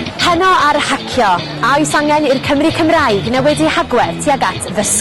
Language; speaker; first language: Welsh; native; Welsh